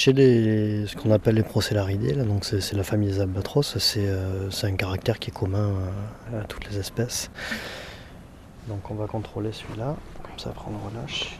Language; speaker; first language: French; native; French